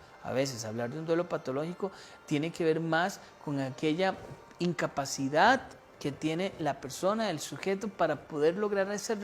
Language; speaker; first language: Spanish; native; Spanish